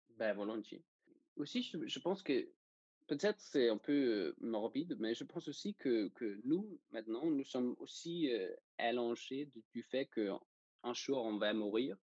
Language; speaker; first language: French; non-native, fluent; Danish